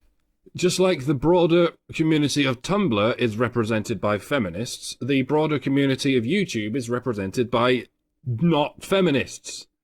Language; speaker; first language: English; native; English